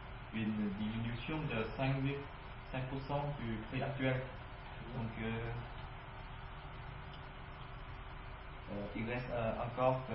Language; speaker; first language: French; non-native, learner; Vietnamese